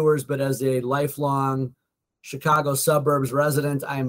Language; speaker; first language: English; native; English